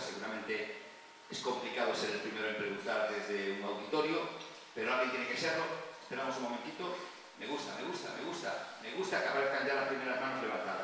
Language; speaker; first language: Spanish; native; Spanish